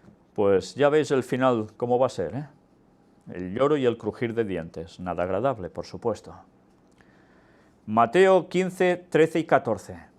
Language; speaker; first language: Spanish; native; Spanish